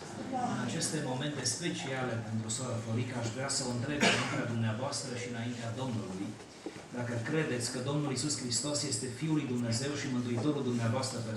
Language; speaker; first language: Romanian; native; Romanian